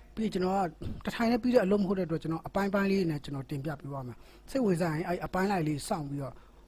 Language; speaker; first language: Burmese; non-native, local second language; Tedim Chin